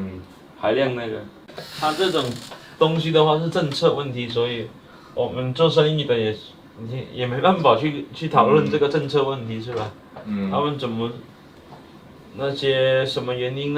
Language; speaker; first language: Chinese; native; Chinese